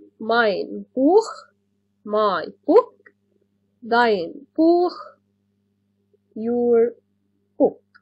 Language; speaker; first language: German; non-native, fluent; Arabic